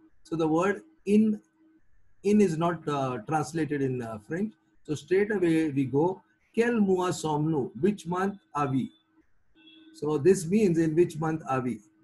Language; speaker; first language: English; non-native, local second language; Marathi